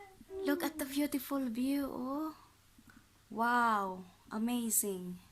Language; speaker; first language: English; non-native, local second language; Filipino